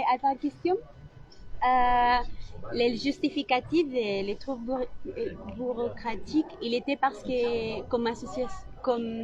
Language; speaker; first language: French; non-native, learner; Spanish